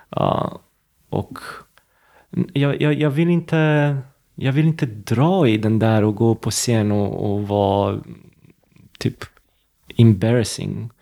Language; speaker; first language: Swedish; non-native, fluent; Romanian